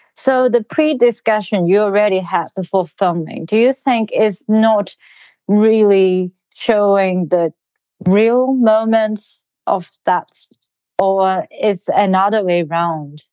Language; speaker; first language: English; non-native, local second language; Cantonese